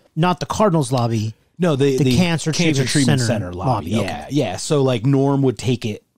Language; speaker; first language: English; native; English